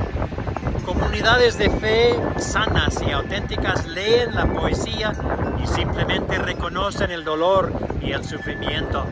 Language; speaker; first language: Spanish; non-native, fluent; English